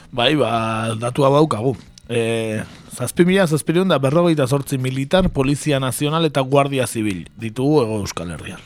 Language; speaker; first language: Basque; native; Basque